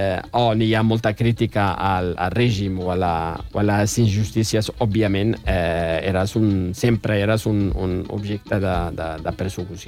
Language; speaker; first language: Catalan; non-native, fluent; Riffian